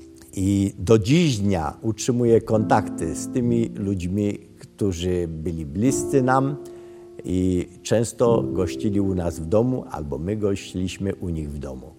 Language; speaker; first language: Polish; early bilingual, other home language; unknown